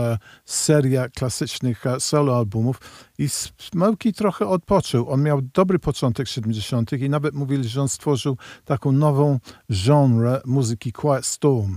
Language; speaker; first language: Polish; early bilingual, heritage; Polish